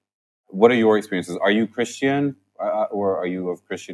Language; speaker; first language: English; non-native, local second language; Urdu